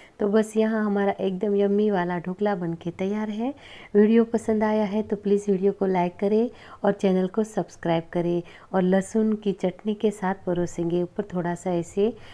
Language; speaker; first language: Hindi; non-native, local second language; Gujarati